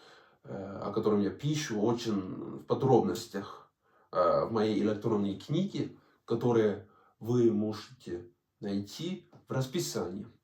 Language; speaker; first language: Russian; non-native, fluent; Danish